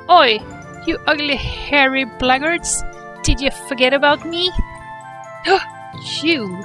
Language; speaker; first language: English; non-native, fluent; Swedish